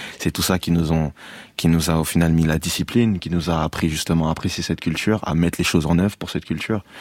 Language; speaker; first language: French; native; French